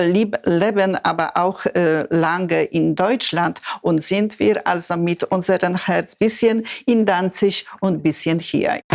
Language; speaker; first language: German; non-native, fluent; Polish